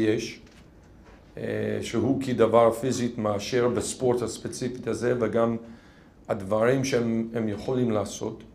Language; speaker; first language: Hebrew; non-native, fluent; English